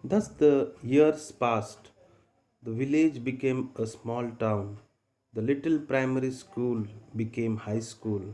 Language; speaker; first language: English; non-native, local second language; Marathi